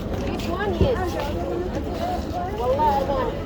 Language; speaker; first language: English; non-native, learner; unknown